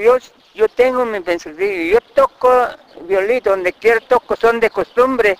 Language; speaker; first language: Spanish; non-native, local second language; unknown